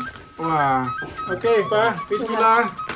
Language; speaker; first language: Indonesian; non-native, learner; Dutch